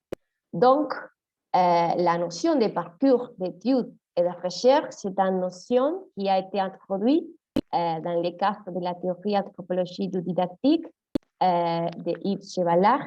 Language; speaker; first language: French; non-native, fluent; Spanish